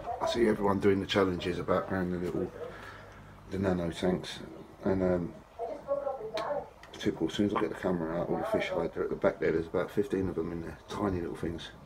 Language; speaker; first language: English; native; English